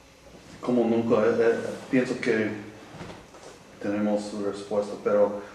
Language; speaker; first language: Spanish; non-native, learner; English